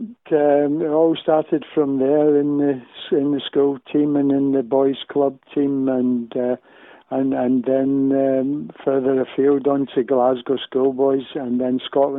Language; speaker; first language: English; native; English